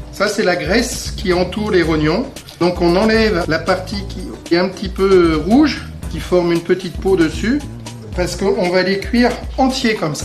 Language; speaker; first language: French; native; French